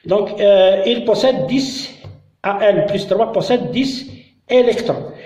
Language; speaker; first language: French; non-native, local second language; Arabic